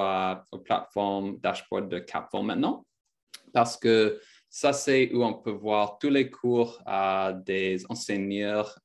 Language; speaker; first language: French; non-native, fluent; English